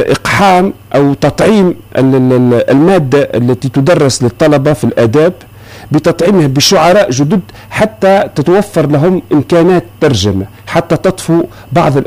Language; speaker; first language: Arabic; native; Arabic